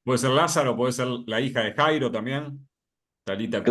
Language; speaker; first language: Spanish; native; Spanish